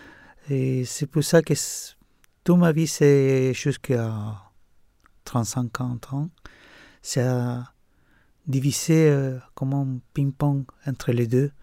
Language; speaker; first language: French; non-native, fluent; Spanish